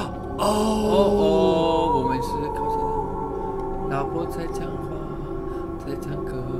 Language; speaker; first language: Chinese; non-native, fluent; English